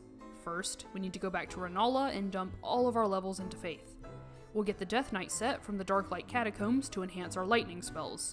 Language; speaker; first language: English; native; English